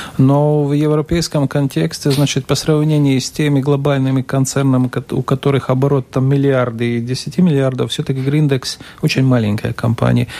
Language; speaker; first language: Russian; non-native, local second language; Latvian